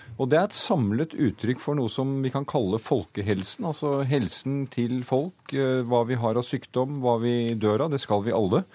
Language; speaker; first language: Norwegian; native; Norwegian